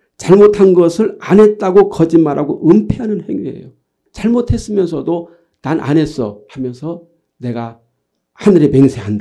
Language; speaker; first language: Korean; native; Korean